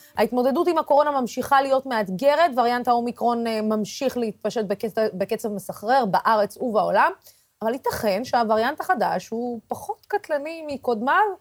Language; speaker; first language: Hebrew; non-native, local second language; Arabic